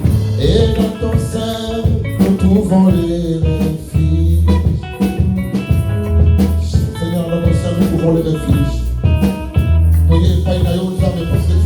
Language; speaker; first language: French; non-native, local second language; Lingala